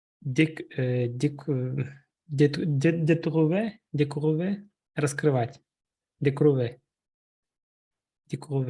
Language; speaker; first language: French; non-native, learner; Russian